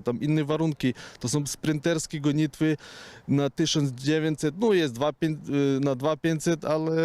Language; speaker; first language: Polish; non-native, fluent; Ukrainian